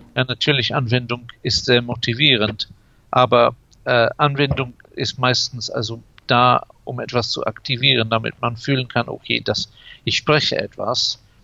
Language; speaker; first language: German; non-native, fluent; English